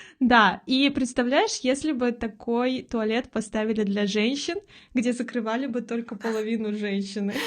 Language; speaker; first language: Russian; native; Russian